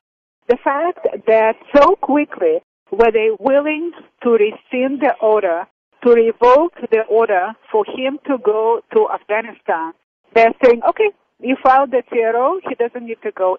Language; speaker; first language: English; non-native, fluent; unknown